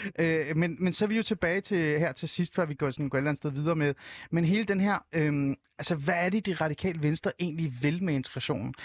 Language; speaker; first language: Danish; early bilingual, other home language; Persian